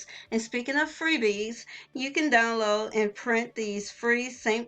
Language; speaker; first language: English; native; English